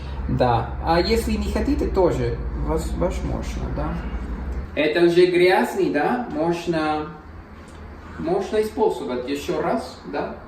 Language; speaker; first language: Russian; non-native, learner; Spanish